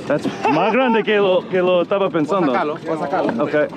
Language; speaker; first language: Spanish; non-native, learner; English